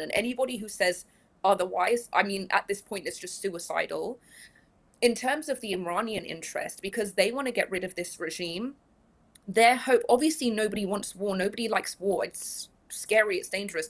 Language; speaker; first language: English; early bilingual, other home language; Persian